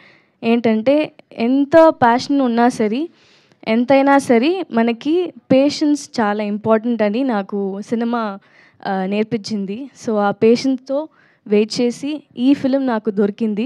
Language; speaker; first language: Telugu; non-native, learner; Tamil